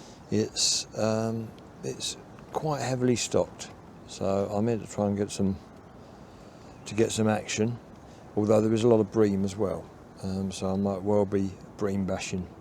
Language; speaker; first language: English; native; English